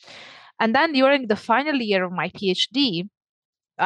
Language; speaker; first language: English; non-native, fluent; Italian